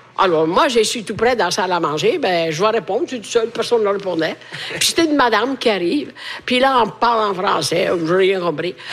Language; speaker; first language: French; non-native, fluent; Italian